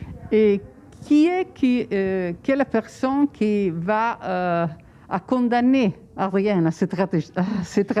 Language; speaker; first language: French; non-native, fluent; Italian